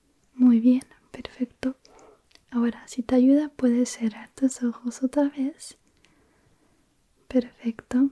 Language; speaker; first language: Spanish; early bilingual, heritage; Spanish